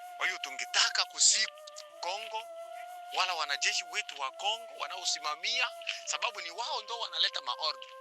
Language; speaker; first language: Swahili; native; Swahili